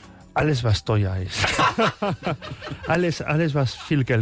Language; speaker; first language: German; non-native, fluent; Spanish